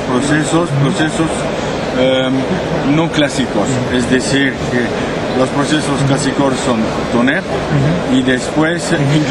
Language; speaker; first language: Spanish; non-native, learner; French